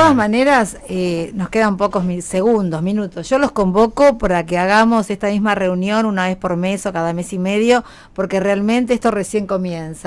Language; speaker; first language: Spanish; native; Spanish